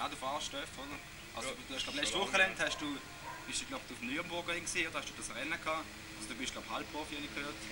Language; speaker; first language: German; native; German